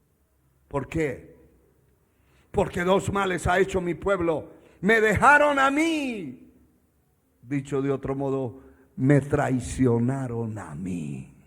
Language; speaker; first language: Spanish; native; Spanish